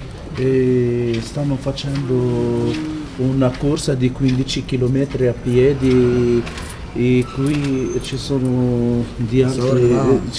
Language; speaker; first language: Italian; non-native, learner; Arabic